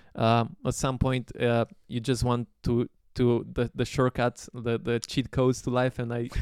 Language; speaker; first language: English; non-native, fluent; Romanian